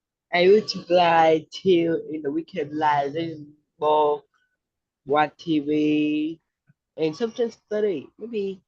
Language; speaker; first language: English; non-native, learner; Vietnamese